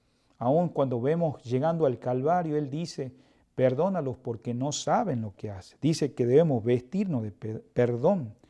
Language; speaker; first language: Spanish; native; Spanish